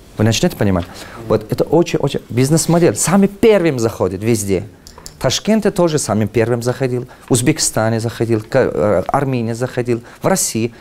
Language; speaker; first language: Russian; non-native, local second language; Tajik